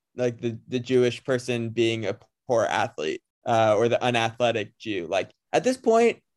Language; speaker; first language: English; native; English